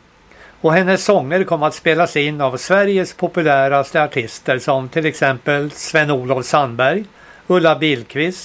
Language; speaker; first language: Swedish; native; Swedish